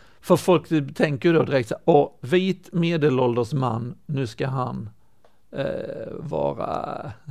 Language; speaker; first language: Swedish; native; Swedish